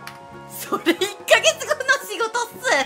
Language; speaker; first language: Japanese; native; Japanese